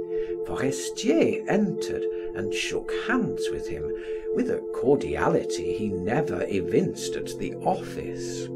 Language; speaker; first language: English; native; English